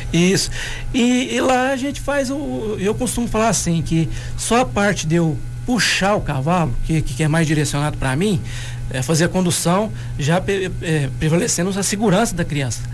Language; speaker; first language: Portuguese; native; Portuguese